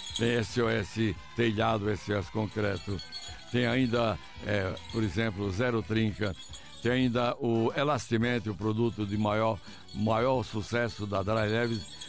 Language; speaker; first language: Portuguese; native; Portuguese